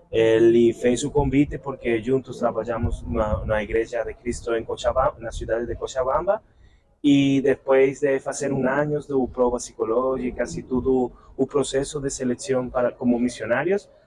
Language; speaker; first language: Portuguese; non-native, learner; Spanish